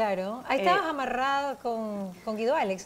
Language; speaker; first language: Spanish; native; Spanish